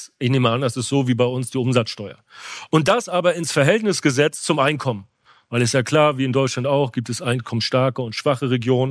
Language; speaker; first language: German; native; German